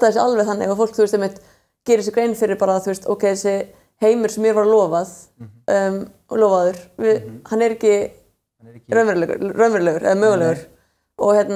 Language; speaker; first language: Icelandic; native; Icelandic